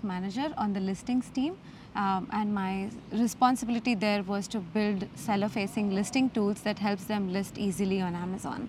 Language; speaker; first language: English; non-native, local second language; Gujarati